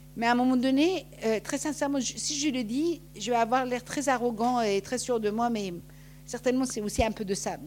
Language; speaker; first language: French; non-native, fluent; Persian